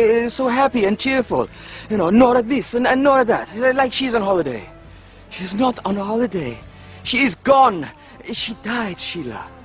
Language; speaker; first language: English; non-native, fluent; Italian